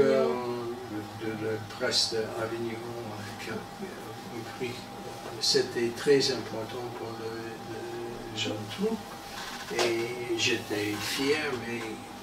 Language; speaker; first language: French; non-native, learner; English